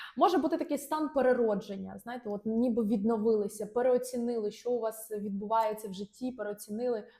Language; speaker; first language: Ukrainian; non-native, local second language; Russian